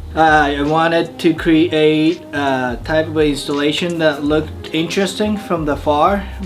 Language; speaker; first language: English; non-native, fluent; Japanese